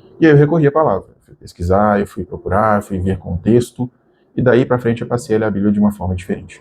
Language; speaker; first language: Portuguese; native; Portuguese